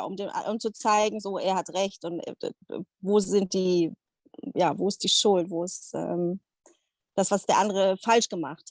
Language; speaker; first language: German; non-native, fluent; Dutch